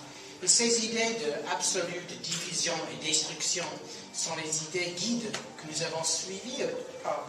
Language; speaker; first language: French; non-native, fluent; English